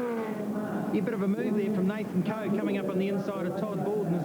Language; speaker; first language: English; native; English